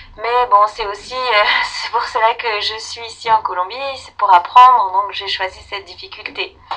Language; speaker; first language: French; native; French